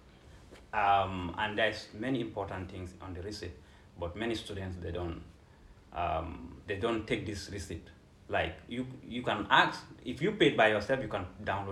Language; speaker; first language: English; non-native, local second language; Fula